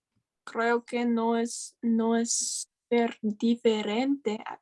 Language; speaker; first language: Spanish; non-native, learner; English